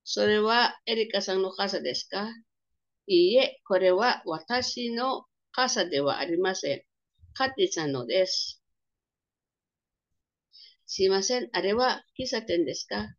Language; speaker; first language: Japanese; non-native, learner; Filipino